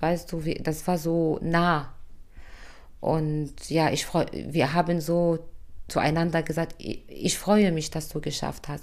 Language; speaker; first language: German; non-native, fluent; Arabic